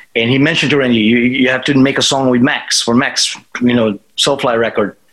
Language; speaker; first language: English; non-native, fluent; Portuguese